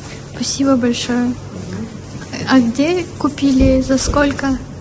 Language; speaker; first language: Russian; non-native, local second language; Kyrgyz